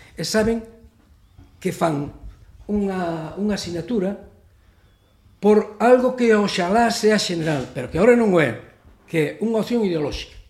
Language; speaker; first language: Galician; native; Galician